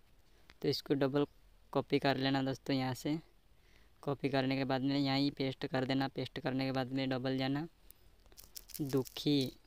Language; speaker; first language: Hindi; native; Hindi